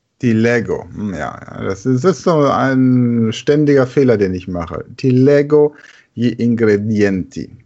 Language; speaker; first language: German; native; German